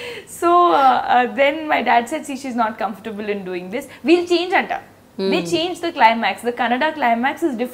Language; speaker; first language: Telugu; non-native, local second language; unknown